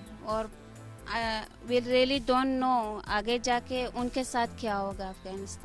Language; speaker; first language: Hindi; non-native, fluent; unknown